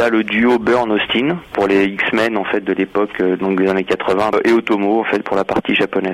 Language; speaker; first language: French; native; French